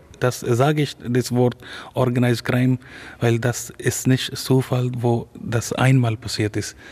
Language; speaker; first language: German; non-native, learner; Urdu